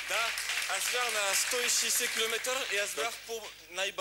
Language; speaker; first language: Bulgarian; non-native, learner; French